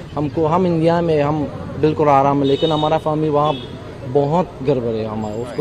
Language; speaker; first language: Hindi; non-native, learner; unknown